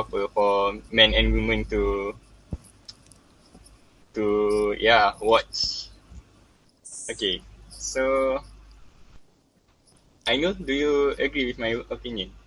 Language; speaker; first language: English; non-native, local second language; Malay